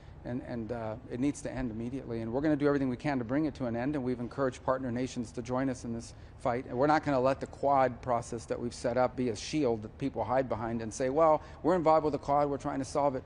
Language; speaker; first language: English; native; English